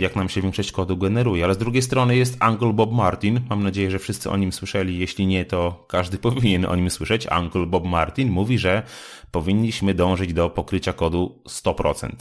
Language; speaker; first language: Polish; native; Polish